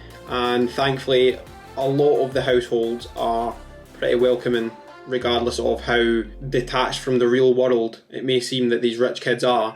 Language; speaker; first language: English; native; English